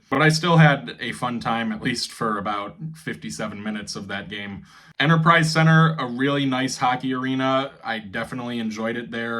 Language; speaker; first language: English; native; English